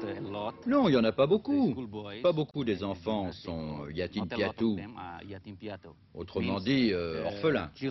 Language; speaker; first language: French; native; French